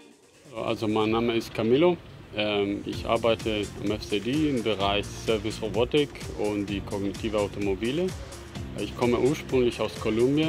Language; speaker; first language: German; non-native, fluent; Spanish